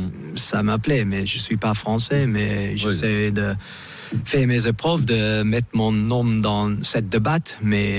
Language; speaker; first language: French; non-native, fluent; English